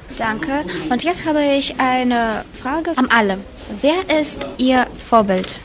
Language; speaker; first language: German; non-native, fluent; Russian